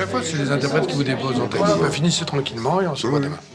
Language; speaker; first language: French; native; French